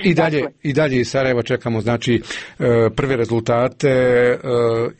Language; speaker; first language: Croatian; native; Croatian